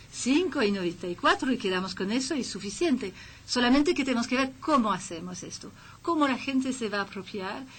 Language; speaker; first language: Spanish; non-native, fluent; French